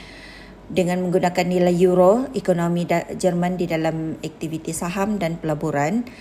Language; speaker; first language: Malay; native; Malay